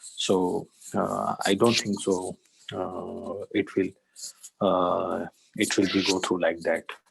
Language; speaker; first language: English; non-native, learner; Urdu